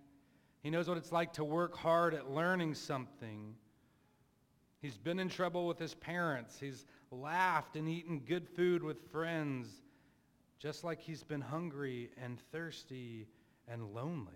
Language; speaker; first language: English; native; English